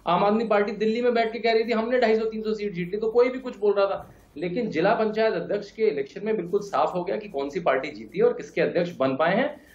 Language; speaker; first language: Hindi; native; Hindi